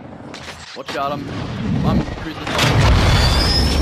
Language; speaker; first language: English; native; English